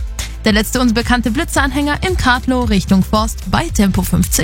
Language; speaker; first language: German; native; German